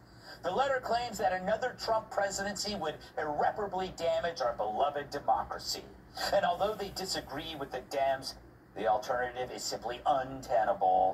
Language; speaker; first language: English; native; English